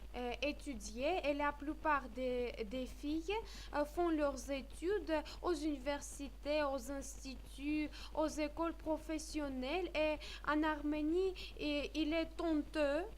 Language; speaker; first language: French; non-native, fluent; Armenian